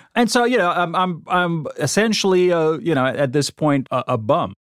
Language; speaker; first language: English; non-native, local second language; Gujarati